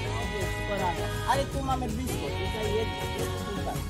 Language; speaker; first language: Polish; non-native, learner; Swahili